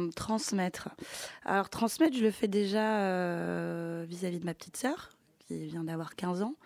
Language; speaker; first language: French; early bilingual, other home language; Ukrainian